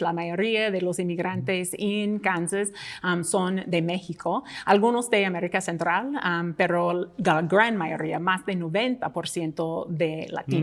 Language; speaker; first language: Spanish; non-native, fluent; English